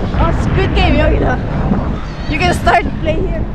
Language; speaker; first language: English; non-native, learner; Filipino